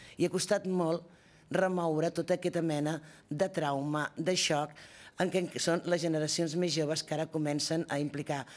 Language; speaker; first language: Catalan; native; Catalan